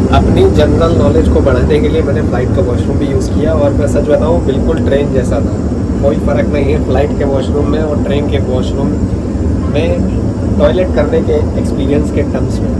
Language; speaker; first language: Hindi; native; Hindi